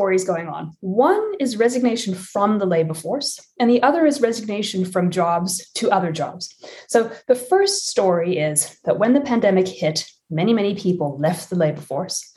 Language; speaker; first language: English; native; English